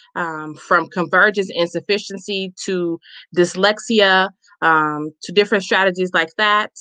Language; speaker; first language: English; native; English